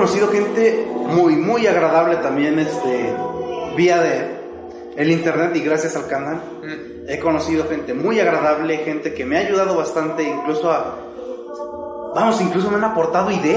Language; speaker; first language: Spanish; native; Spanish